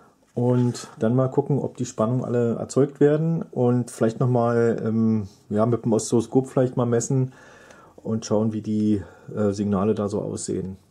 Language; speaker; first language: German; native; German